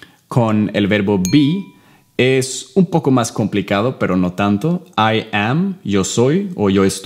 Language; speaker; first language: Spanish; non-native, fluent; English